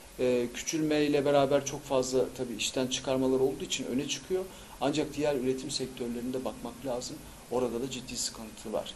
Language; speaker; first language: Turkish; early bilingual, heritage; Turkish